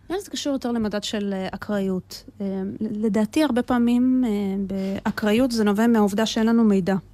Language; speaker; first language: Hebrew; early bilingual, other home language; Russian